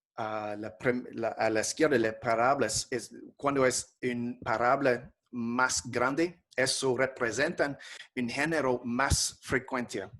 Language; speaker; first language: Spanish; non-native, fluent; English